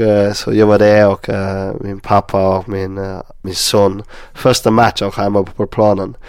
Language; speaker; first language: Swedish; non-native, learner; English